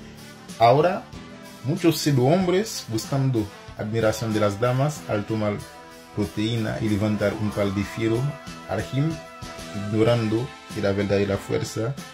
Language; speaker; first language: Spanish; non-native, fluent; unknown